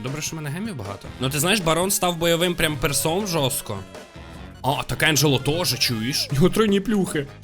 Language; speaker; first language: Ukrainian; non-native, local second language; Russian